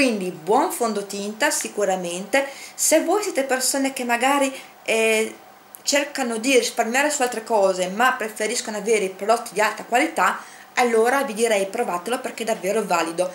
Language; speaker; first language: Italian; native; Italian